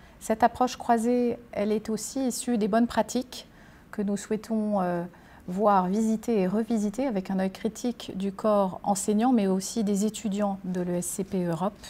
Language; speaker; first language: French; native; French